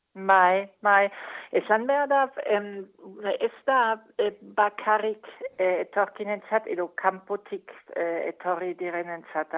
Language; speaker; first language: Basque; non-native, fluent; German